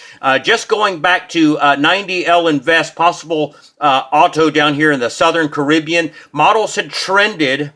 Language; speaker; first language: English; native; English